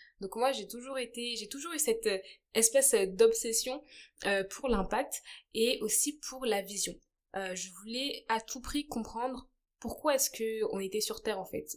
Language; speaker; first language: French; early bilingual, other home language; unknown